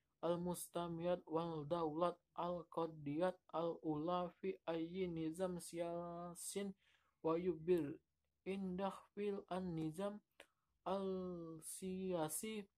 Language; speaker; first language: Arabic; non-native, learner; Indonesian